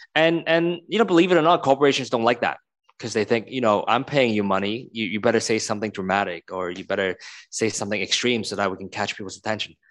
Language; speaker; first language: English; non-native, local second language; Cantonese